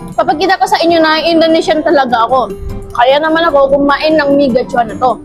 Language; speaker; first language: Filipino; non-native, fluent; Indonesian